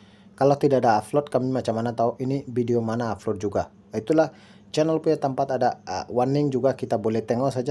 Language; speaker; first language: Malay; non-native, learner; Bangla